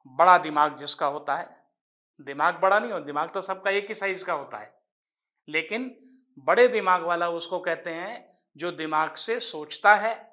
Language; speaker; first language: Hindi; native; Hindi